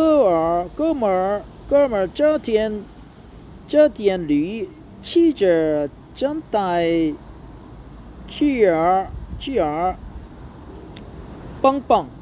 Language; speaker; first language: Chinese; non-native, learner; Korean